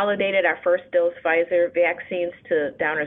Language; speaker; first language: English; native; English